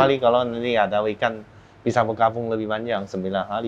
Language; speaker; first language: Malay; non-native, fluent; Chinese